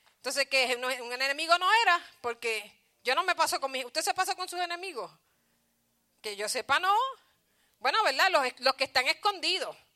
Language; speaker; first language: Spanish; early bilingual, heritage; Spanish